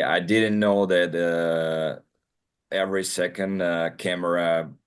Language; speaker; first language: English; non-native, learner; Russian